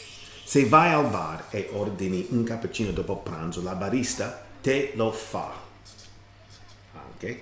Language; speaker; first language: Italian; non-native, learner; English